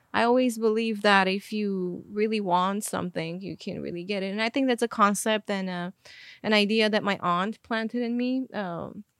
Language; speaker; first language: English; non-native, fluent; Armenian